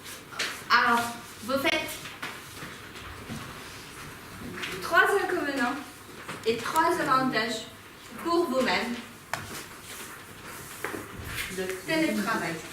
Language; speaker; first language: French; non-native, fluent; Ukrainian